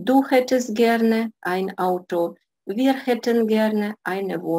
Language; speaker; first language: German; non-native, fluent; Russian